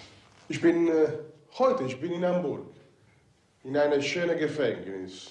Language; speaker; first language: German; non-native, fluent; Italian